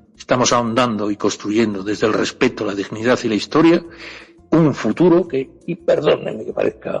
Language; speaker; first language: Spanish; native; Spanish